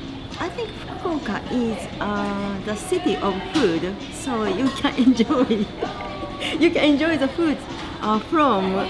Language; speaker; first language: English; non-native, learner; Japanese